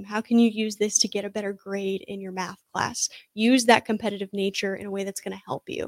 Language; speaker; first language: English; native; English